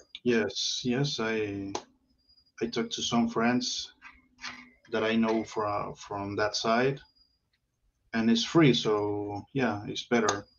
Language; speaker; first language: English; non-native, learner; Spanish